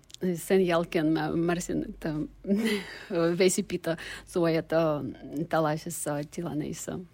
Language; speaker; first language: Finnish; non-native, learner; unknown